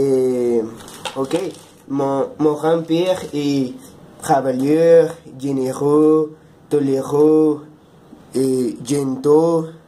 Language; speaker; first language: French; non-native, learner; Spanish